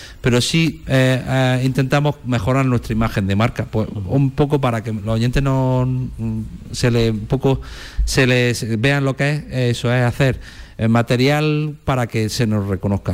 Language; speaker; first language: Spanish; native; Spanish